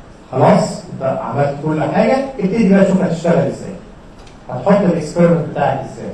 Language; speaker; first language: Arabic; native; Arabic